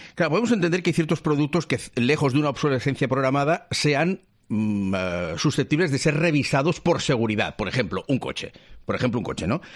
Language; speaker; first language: Spanish; native; Spanish